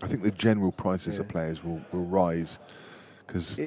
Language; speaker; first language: English; native; English